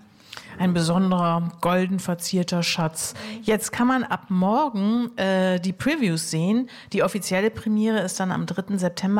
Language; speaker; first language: German; native; German